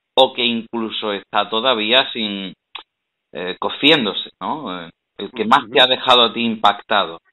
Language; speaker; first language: Spanish; native; Spanish